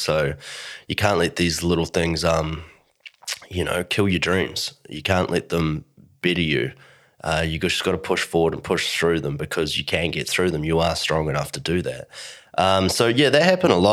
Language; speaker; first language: English; native; English